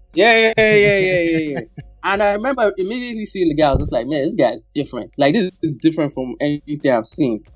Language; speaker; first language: English; non-native, local second language; Yoruba